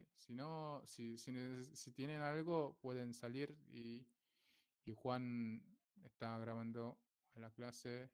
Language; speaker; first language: Spanish; non-native, fluent; Korean